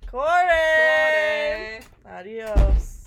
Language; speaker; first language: Spanish; non-native, learner; English